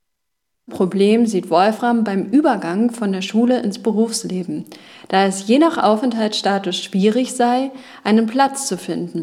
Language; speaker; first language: German; native; German